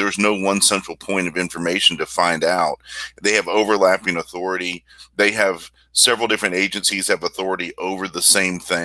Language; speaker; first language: English; native; English